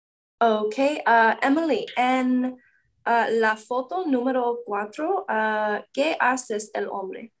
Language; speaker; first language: Spanish; non-native, learner; English